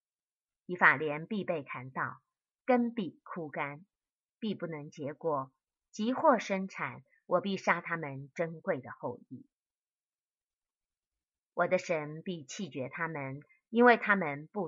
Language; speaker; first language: Chinese; native; Chinese